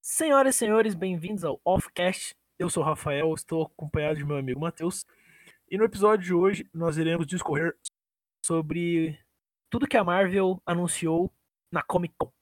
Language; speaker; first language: Portuguese; native; Portuguese